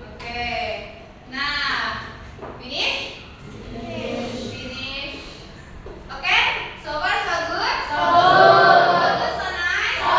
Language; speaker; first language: English; non-native, learner; Indonesian